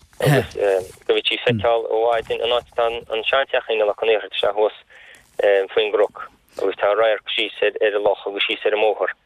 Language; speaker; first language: Irish; native; Irish